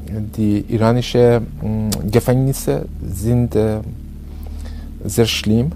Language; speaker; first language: German; non-native, learner; Persian